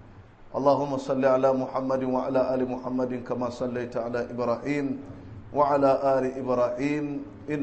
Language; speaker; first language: Arabic; non-native, fluent; Hausa